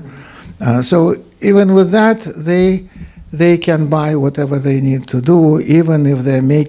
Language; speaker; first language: English; non-native, fluent; Russian